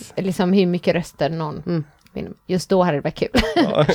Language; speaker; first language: Swedish; native; Swedish